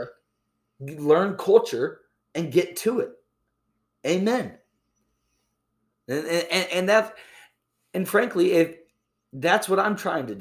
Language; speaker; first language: English; native; English